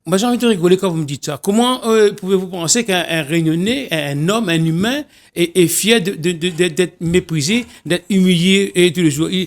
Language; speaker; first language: French; non-native, local second language; Réunion Creole French